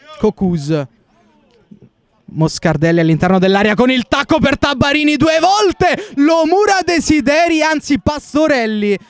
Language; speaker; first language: Italian; native; Italian